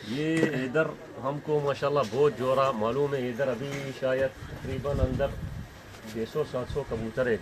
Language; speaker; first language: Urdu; non-native, learner; Arabic